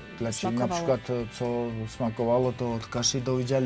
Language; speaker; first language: Polish; non-native, learner; Georgian